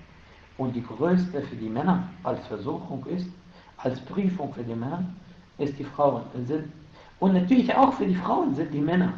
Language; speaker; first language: German; non-native, fluent; Arabic